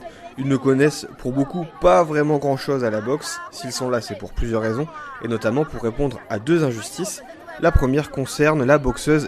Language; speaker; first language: French; native; French